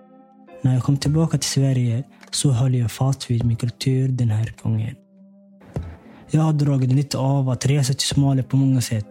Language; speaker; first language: Swedish; early bilingual, other home language; Somali